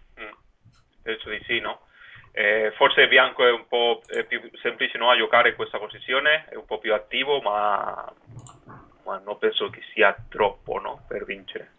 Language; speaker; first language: Italian; non-native, fluent; Spanish